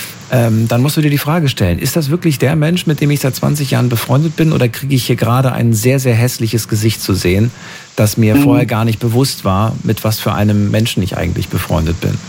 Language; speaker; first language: German; native; German